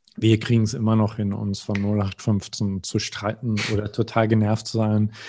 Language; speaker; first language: German; native; German